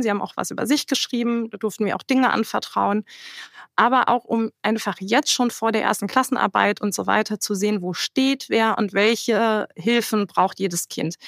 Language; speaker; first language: German; native; German